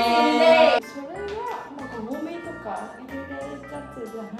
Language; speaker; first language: Japanese; non-native, learner; Filipino